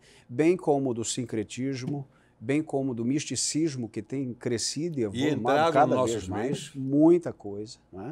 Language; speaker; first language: Portuguese; native; Portuguese